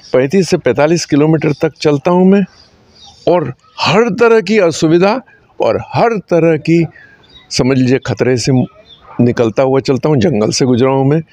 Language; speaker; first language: Hindi; native; Hindi